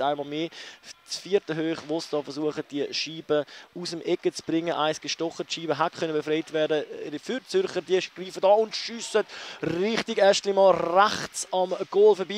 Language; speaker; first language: German; native; German